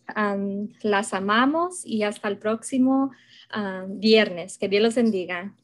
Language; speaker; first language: Spanish; early bilingual, heritage; Spanish